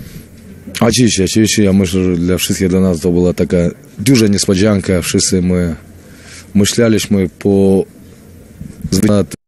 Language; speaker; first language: Polish; non-native, fluent; Russian